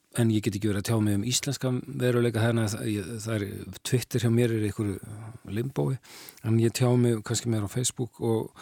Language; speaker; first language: Icelandic; native; Icelandic